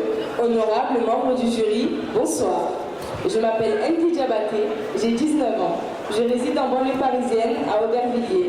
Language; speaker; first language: French; early bilingual, other home language; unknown